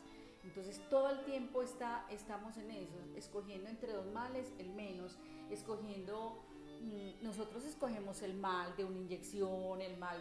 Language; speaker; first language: Spanish; native; Spanish